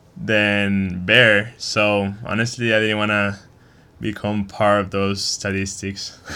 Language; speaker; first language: English; non-native, fluent; Spanish